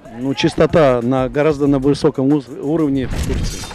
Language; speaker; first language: Russian; native; Russian